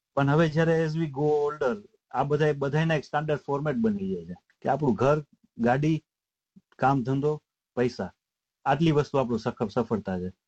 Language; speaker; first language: Gujarati; native; Gujarati